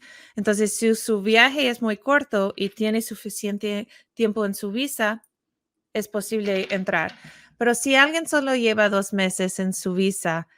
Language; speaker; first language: Spanish; non-native, fluent; English